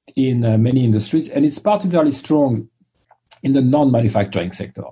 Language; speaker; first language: English; non-native, fluent; French